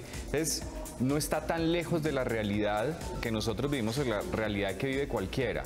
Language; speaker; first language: Spanish; native; Spanish